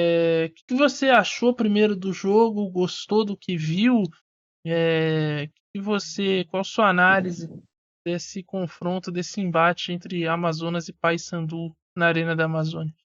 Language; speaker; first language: Portuguese; native; Portuguese